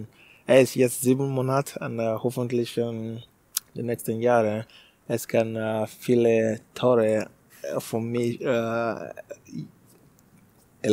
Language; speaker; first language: German; non-native, learner; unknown